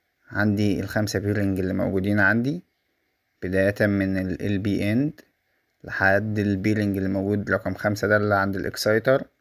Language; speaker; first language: Arabic; native; Arabic